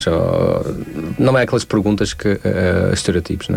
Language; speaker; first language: Portuguese; non-native, fluent; Tajik